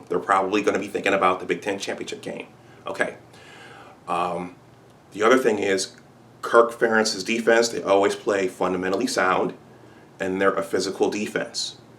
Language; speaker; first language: English; native; English